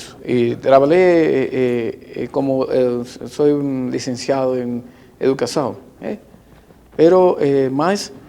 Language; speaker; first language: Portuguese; non-native, learner; Spanish